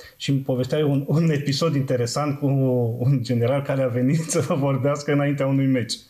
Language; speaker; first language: Romanian; non-native, local second language; Serbian